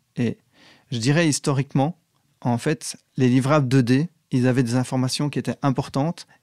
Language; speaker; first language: French; native; French